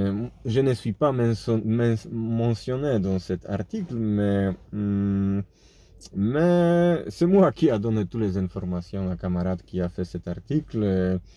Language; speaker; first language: French; non-native, fluent; Polish